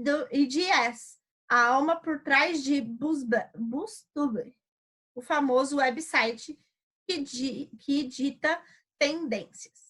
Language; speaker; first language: Portuguese; native; Portuguese